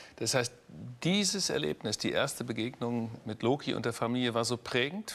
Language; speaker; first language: German; native; German